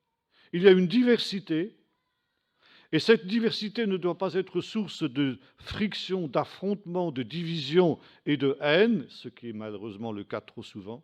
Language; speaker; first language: French; native; French